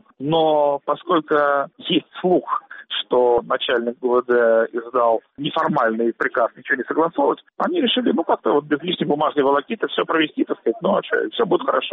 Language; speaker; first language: Russian; native; Russian